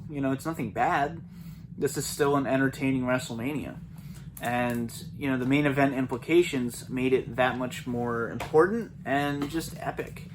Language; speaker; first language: English; native; English